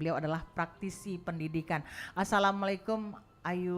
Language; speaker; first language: Indonesian; native; Indonesian